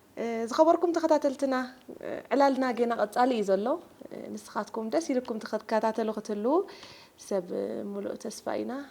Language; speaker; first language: Tigrinya; native; Tigrinya